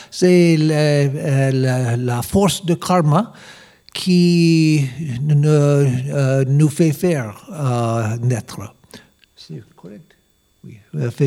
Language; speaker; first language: French; non-native, learner; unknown